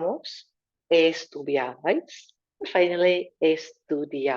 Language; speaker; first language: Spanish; non-native, fluent; English